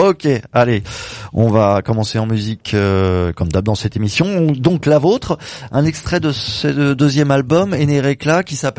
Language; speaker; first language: French; native; French